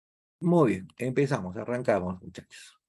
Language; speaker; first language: Spanish; native; Spanish